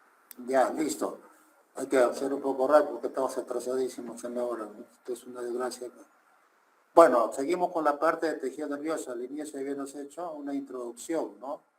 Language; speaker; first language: Spanish; native; Spanish